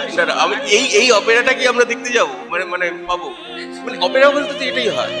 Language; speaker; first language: Bangla; native; Bangla